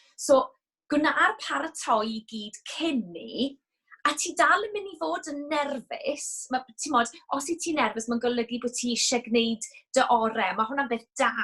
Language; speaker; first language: Welsh; native; Welsh